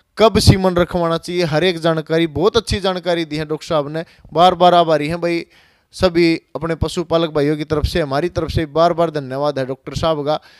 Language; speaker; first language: Hindi; native; Hindi